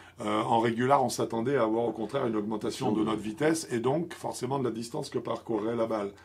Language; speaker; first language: French; native; French